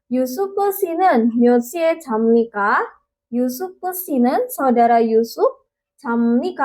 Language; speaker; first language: Korean; non-native, learner; Indonesian